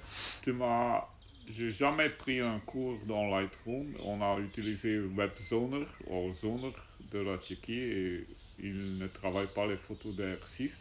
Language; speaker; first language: French; non-native, learner; Czech